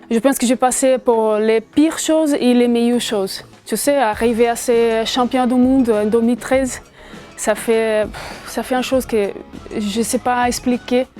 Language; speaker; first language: French; non-native, fluent; Portuguese